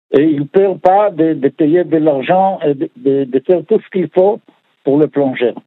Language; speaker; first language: French; non-native, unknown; Hebrew